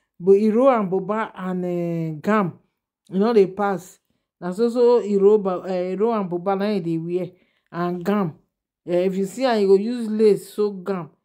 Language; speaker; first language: Nigerian Pidgin; native; Nigerian Pidgin